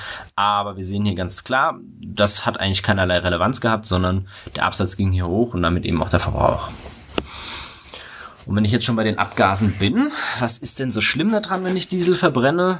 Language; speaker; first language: German; native; German